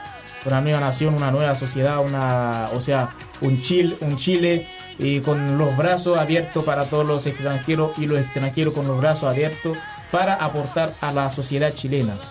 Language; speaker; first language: Spanish; non-native, learner; Haitian Creole